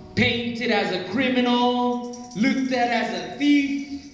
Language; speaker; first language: English; native; English